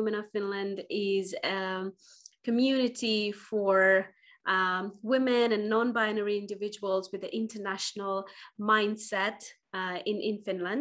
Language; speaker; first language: English; non-native, local second language; Bangla